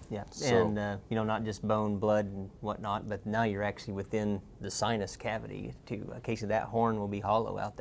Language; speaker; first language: English; native; English